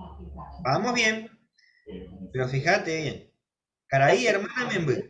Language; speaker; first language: Spanish; native; Spanish